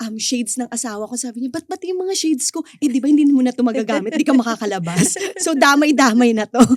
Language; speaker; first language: Filipino; non-native, local second language; Hiligaynon